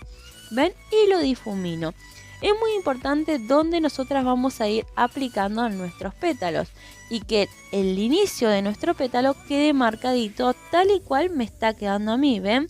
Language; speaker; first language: Spanish; native; Spanish